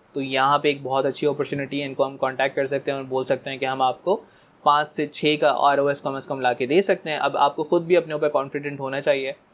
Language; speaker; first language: Urdu; native; Urdu